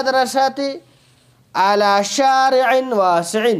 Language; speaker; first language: Arabic; non-native, learner; Urdu